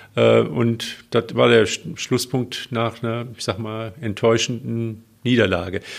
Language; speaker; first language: German; native; German